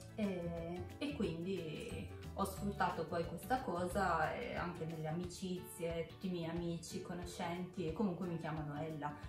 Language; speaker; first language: Italian; native; Italian